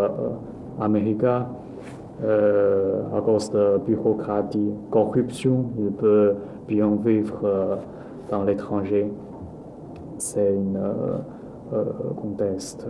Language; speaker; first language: French; non-native, learner; Chinese